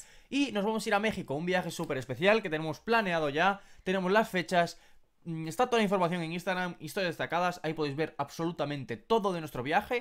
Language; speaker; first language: Spanish; native; Spanish